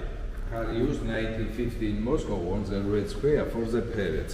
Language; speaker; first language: English; non-native, learner; Georgian